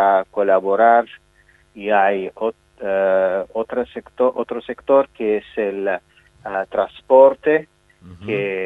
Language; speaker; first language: Spanish; non-native, fluent; Azerbaijani